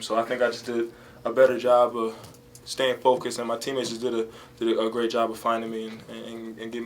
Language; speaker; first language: English; native; English